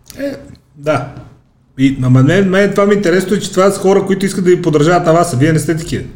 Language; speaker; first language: Bulgarian; native; Bulgarian